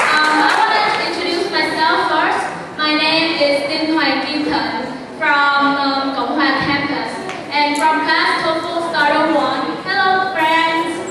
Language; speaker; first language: English; non-native, learner; Vietnamese